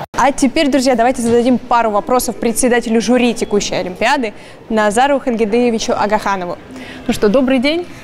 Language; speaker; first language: Russian; native; Russian